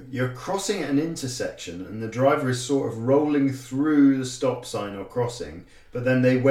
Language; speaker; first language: English; native; English